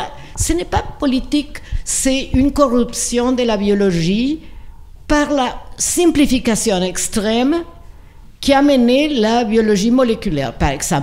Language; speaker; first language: French; non-native, fluent; Spanish